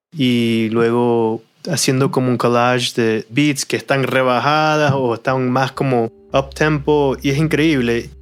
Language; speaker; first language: Spanish; early bilingual, heritage; Spanish